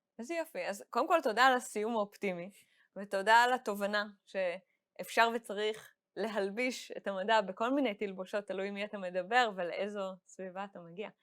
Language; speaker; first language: Hebrew; native; Hebrew